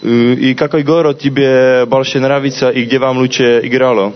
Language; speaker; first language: Russian; non-native, learner; Czech